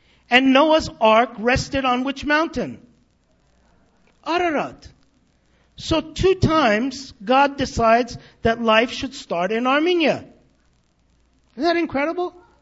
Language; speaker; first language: English; native; English